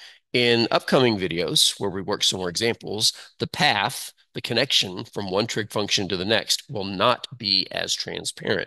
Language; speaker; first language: English; native; English